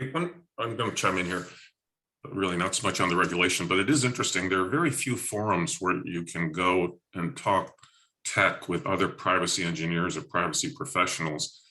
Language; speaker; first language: English; native; English